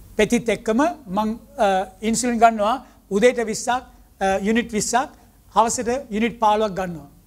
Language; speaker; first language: Sinhala; non-native, local second language; Tamil